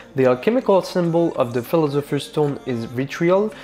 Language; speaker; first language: English; non-native, fluent; French